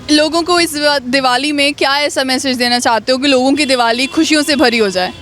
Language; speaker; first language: Hindi; non-native, local second language; Punjabi